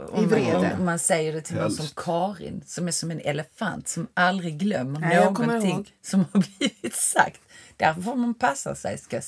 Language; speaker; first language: Swedish; native; Swedish